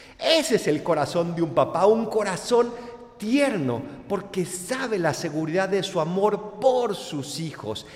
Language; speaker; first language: Spanish; native; Spanish